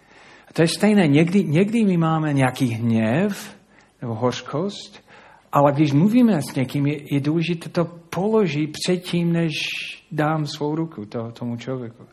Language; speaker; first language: Czech; non-native, fluent; English